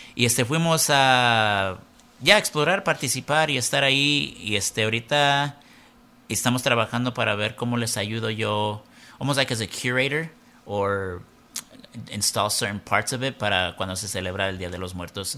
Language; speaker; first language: Spanish; early bilingual, heritage; Spanish